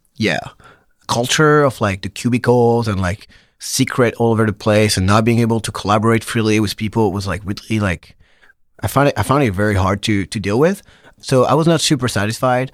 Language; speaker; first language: English; non-native, fluent; French